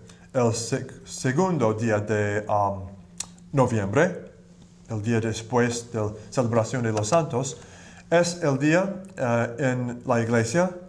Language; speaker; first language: Spanish; non-native, learner; English